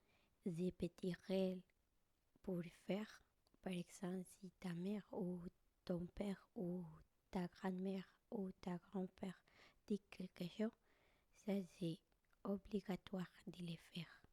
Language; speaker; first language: French; non-native, learner; Spanish